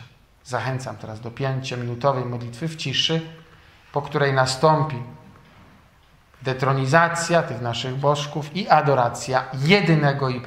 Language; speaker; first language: Polish; native; Polish